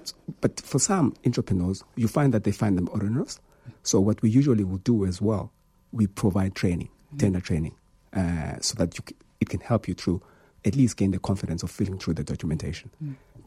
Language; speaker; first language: English; non-native, local second language; Xhosa